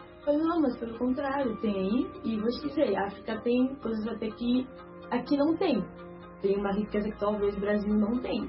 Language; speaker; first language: Portuguese; native; Portuguese